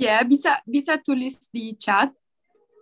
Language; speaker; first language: Indonesian; non-native, learner; Italian